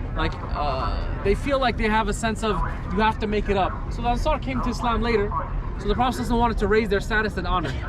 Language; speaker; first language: English; native; English